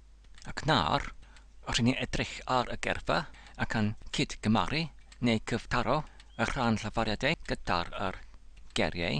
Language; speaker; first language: Welsh; non-native, fluent; English